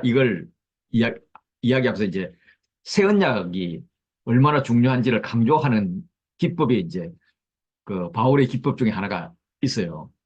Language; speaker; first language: Korean; native; Korean